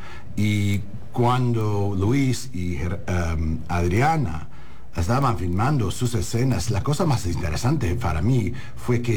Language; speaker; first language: Spanish; early bilingual, heritage; English